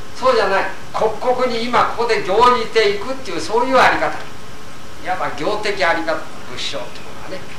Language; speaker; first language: Japanese; native; Japanese